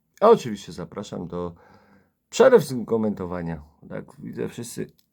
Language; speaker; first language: Polish; native; Polish